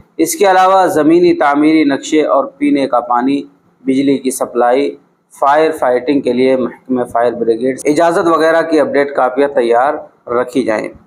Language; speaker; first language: Urdu; native; Urdu